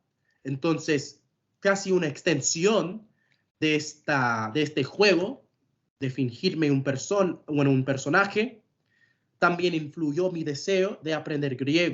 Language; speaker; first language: Spanish; non-native, fluent; English